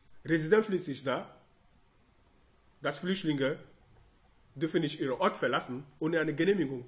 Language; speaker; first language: German; non-native, learner; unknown